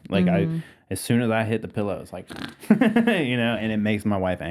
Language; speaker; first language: English; native; English